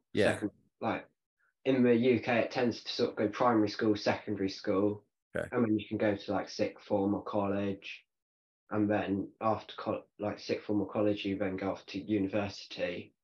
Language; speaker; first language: English; native; English